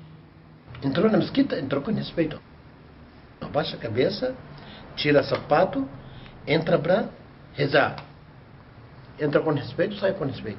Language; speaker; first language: Portuguese; non-native, learner; Arabic